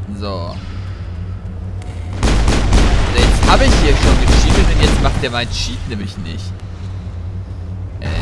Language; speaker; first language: German; native; German